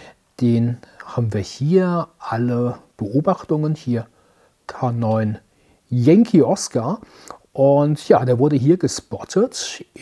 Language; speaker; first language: German; native; German